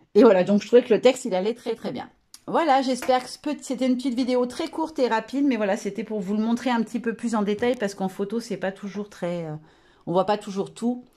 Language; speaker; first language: French; native; French